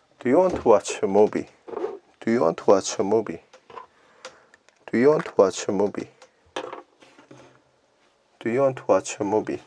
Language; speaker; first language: English; non-native, learner; Korean